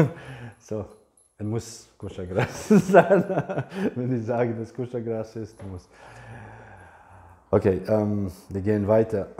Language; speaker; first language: German; non-native, fluent; English